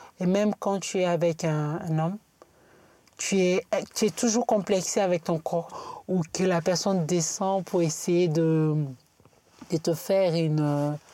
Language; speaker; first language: French; non-native, local second language; Bambara